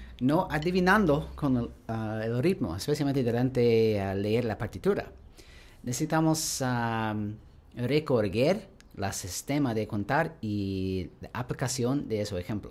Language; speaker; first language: Spanish; non-native, learner; English